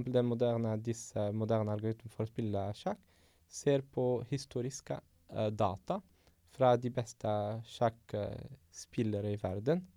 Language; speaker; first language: Norwegian; non-native, fluent; Arabic